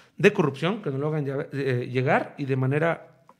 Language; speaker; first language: Spanish; native; Spanish